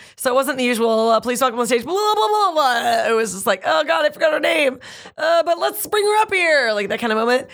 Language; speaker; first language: English; native; English